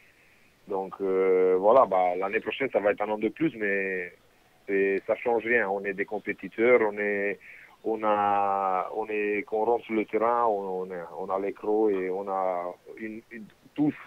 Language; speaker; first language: French; non-native, fluent; Romanian